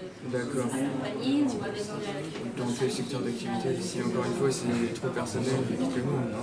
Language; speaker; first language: French; native; French